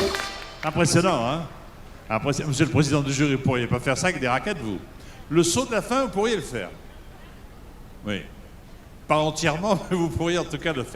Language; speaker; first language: French; native; French